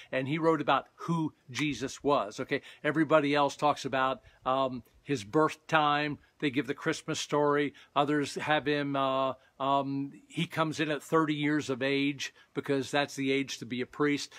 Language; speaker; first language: English; native; English